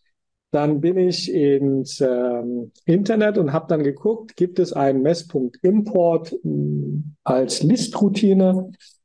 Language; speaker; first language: German; native; German